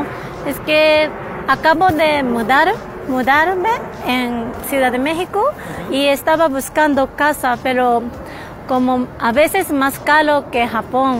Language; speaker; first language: Spanish; non-native, learner; Japanese